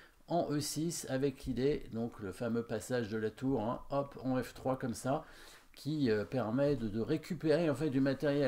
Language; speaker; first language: French; native; French